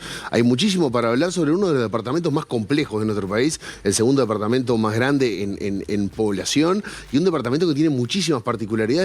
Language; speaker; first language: Spanish; native; Spanish